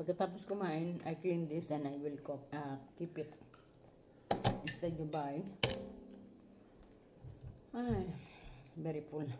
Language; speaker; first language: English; non-native, learner; Filipino